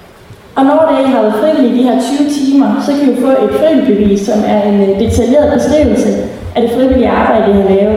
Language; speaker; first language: Danish; native; Danish